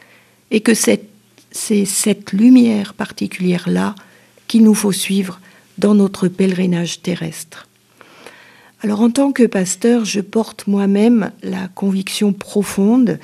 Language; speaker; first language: French; native; French